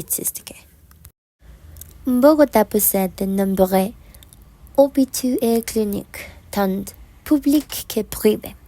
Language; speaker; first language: French; non-native, learner; Spanish